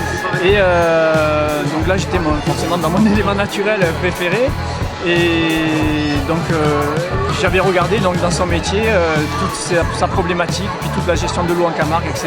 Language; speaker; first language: French; native; French